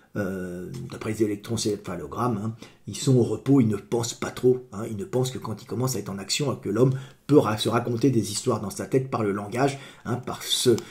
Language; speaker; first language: French; native; French